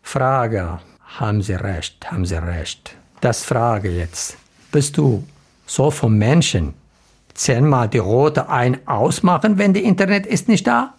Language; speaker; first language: German; non-native, learner; Arabic